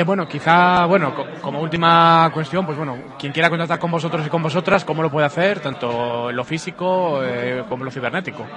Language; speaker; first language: Spanish; native; Spanish